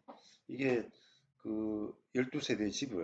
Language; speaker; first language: Korean; native; Korean